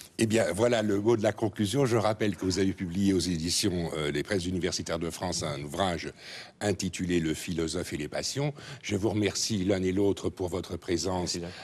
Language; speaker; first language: French; native; French